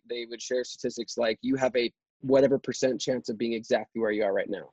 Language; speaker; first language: English; native; English